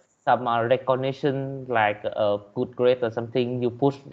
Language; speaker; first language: English; non-native, learner; Vietnamese